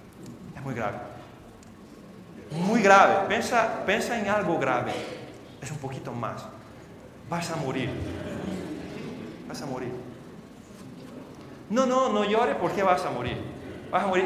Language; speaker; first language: Spanish; non-native, fluent; Portuguese